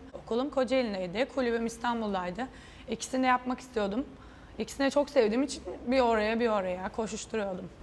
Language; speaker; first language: Turkish; native; Turkish